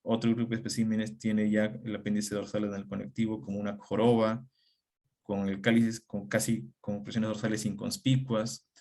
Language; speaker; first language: Spanish; native; Spanish